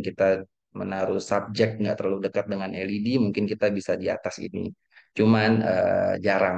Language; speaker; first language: Indonesian; native; Indonesian